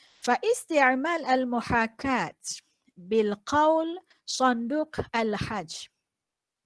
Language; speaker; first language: Arabic; non-native, fluent; Malay